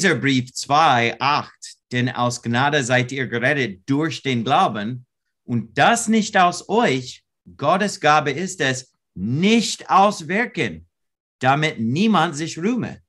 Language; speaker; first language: German; non-native, fluent; English